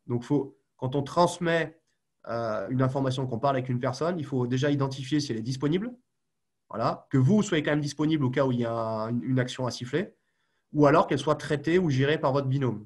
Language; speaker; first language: French; native; French